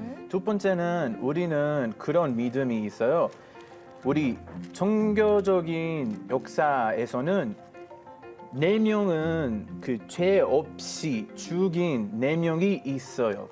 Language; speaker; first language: Korean; non-native, fluent; Hebrew